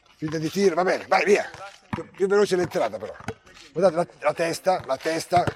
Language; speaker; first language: Italian; native; Italian